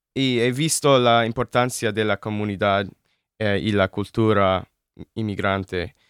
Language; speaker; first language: Spanish; non-native, learner; English